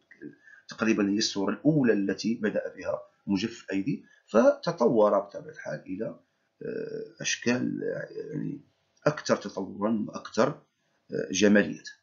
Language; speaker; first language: Arabic; native; Arabic